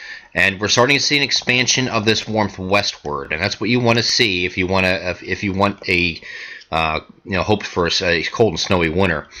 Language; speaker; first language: English; native; English